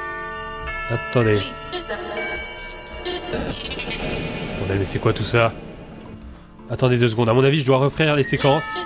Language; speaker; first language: French; native; French